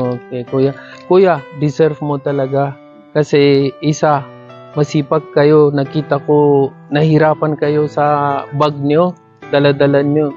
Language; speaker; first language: Filipino; non-native, learner; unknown